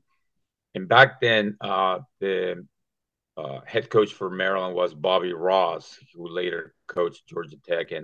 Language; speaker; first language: English; non-native, fluent; Spanish